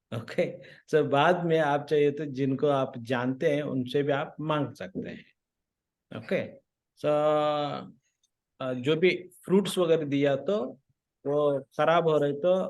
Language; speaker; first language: Hindi; non-native, local second language; Marathi